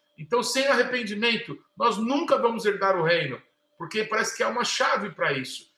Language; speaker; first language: Portuguese; native; Portuguese